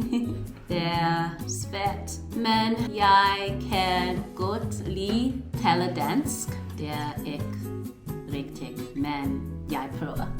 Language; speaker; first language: Danish; non-native, learner; English